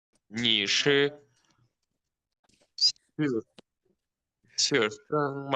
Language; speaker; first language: Chinese; non-native, learner; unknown